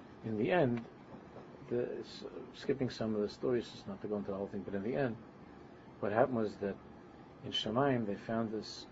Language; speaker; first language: English; native; English